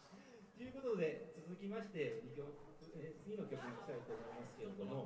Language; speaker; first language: Japanese; native; Japanese